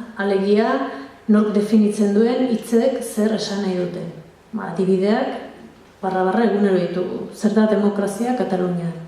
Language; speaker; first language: Basque; native; Basque